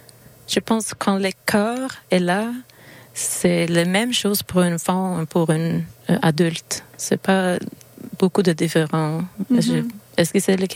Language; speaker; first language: French; non-native, learner; Swedish